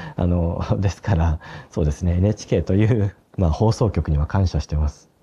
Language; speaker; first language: Japanese; native; Japanese